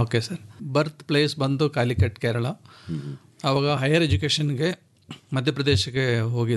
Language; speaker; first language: Kannada; non-native, learner; Malayalam